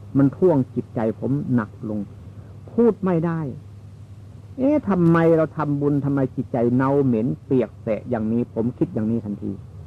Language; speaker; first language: Thai; native; Thai